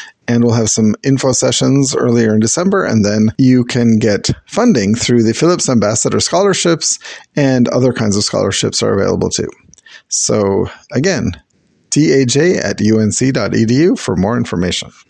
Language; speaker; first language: English; native; English